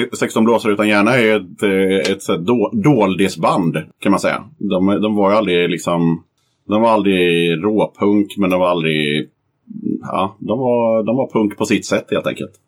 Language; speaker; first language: Swedish; native; Swedish